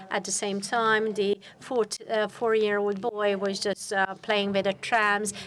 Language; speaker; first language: English; non-native, fluent; Hungarian